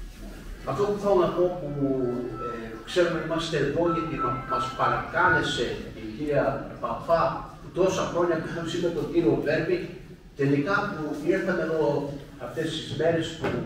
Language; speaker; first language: Greek; early bilingual, heritage; Greek